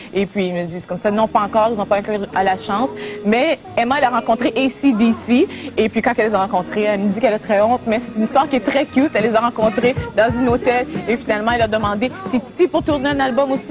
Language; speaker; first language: French; native; French